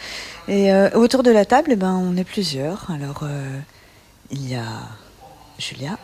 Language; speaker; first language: French; native; French